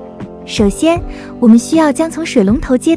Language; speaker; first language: Chinese; native; Chinese